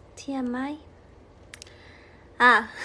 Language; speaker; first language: Korean; non-native, fluent; Chinese